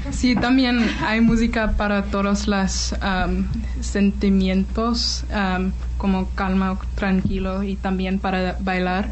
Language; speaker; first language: Spanish; non-native, learner; English